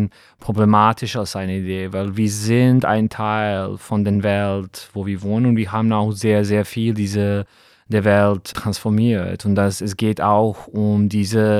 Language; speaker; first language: German; non-native, fluent; Serbian